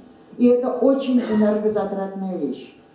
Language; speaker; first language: Russian; native; Russian